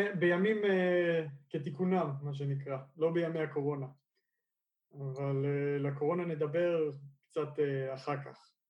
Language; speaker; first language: Hebrew; native; Hebrew